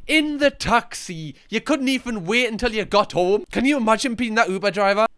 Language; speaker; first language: English; native; English